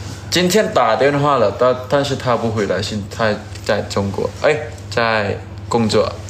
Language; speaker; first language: Chinese; non-native, learner; Thai